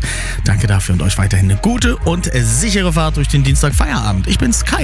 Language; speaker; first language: German; native; German